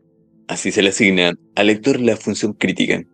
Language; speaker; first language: Spanish; native; Spanish